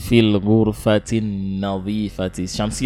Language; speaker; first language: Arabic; non-native, fluent; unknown